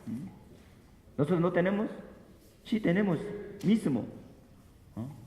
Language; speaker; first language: Spanish; non-native, fluent; Korean